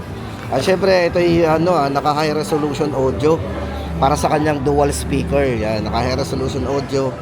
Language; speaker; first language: Filipino; native; Filipino